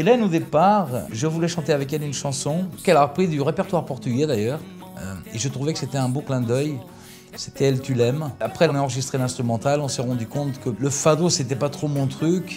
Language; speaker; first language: French; early bilingual, other home language; Portuguese